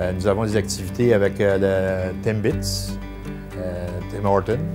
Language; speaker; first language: French; native; French